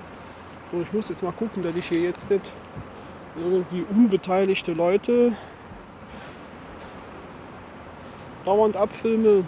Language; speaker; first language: German; native; German